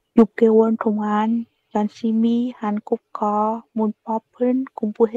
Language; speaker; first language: Korean; non-native, learner; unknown